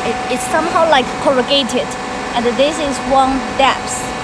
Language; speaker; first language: English; non-native, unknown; Chinese